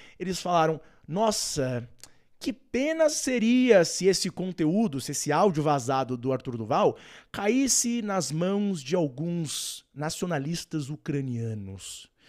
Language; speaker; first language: Portuguese; native; Portuguese